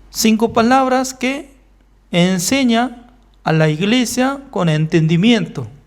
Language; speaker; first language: Spanish; non-native, fluent; Korean